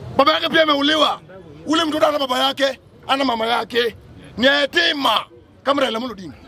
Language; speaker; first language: Swahili; non-native, local second language; Luo (Kenya and Tanzania)